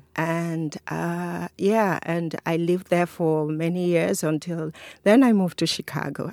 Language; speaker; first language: English; non-native, local second language; Yoruba